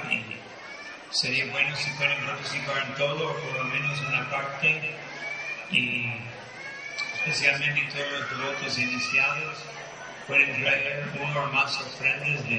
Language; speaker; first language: Spanish; non-native, fluent; Portuguese